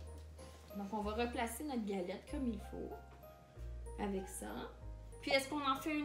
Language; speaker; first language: French; native; French